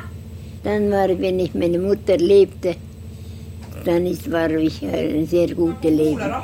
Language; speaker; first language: German; non-native, learner; Estonian